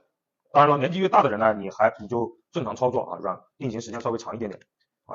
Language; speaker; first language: Chinese; native; Chinese